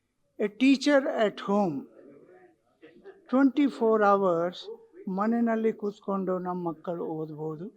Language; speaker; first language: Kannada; non-native, local second language; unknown